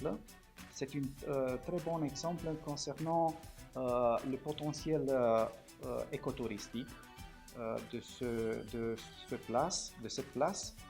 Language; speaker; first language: French; non-native, fluent; Romanian